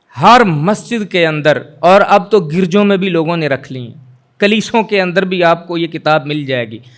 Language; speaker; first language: Urdu; non-native, local second language; Punjabi